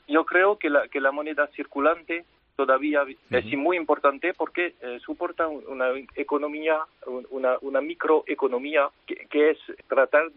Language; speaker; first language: Spanish; early bilingual, heritage; French